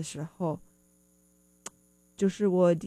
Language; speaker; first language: Chinese; non-native, fluent; English